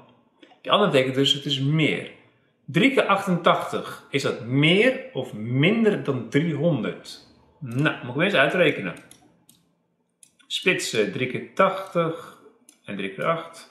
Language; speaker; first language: Dutch; native; Dutch